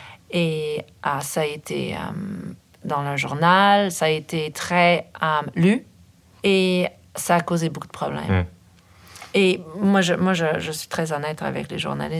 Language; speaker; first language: French; early bilingual, other home language; English